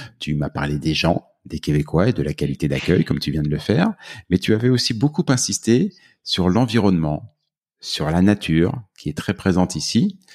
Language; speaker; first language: French; native; French